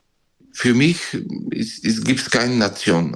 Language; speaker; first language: German; non-native, learner; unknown